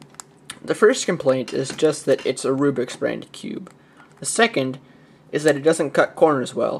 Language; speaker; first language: English; native; English